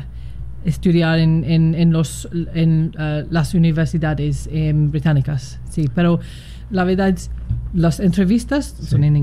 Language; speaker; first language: Spanish; non-native, learner; English